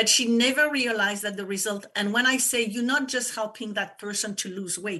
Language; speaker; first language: English; non-native, fluent; French